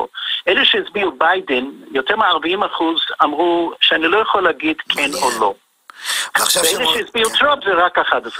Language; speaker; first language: Hebrew; non-native, fluent; English